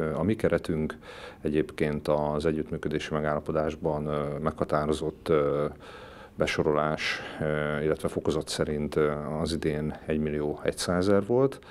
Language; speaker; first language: Hungarian; native; Hungarian